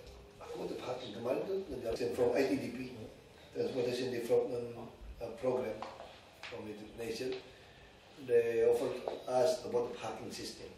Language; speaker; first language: English; non-native, learner; Indonesian